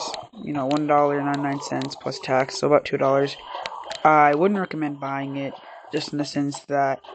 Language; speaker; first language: English; native; English